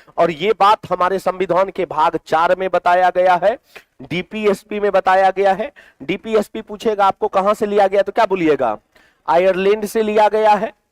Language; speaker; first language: Hindi; native; Hindi